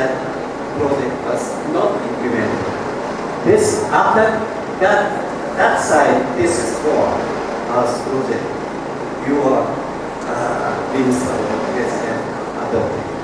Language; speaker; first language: English; non-native, learner; Japanese